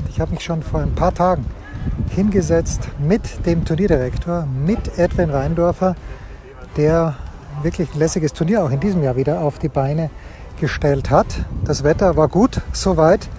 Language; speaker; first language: German; native; German